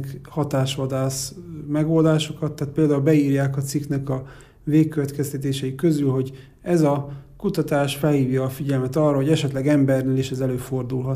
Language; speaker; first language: Hungarian; native; Hungarian